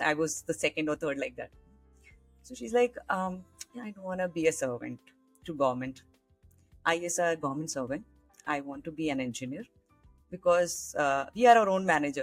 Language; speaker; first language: English; non-native, local second language; Hindi